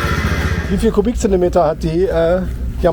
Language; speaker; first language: German; native; German